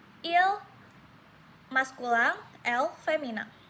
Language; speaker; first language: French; non-native, learner; Indonesian